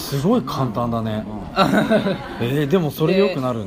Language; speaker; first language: Japanese; native; Japanese